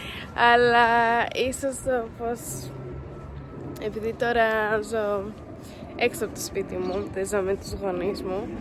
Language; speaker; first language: Greek; early bilingual, heritage; Greek